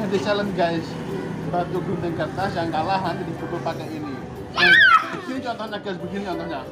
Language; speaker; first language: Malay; non-native, local second language; Javanese